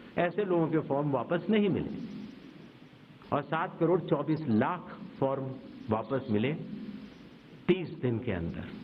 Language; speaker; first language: Hindi; native; Hindi